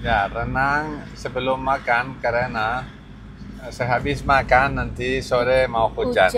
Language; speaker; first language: Indonesian; non-native, learner; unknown